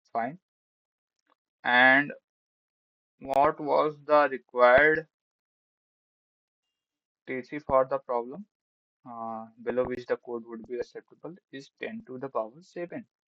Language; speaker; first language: English; non-native, local second language; Hindi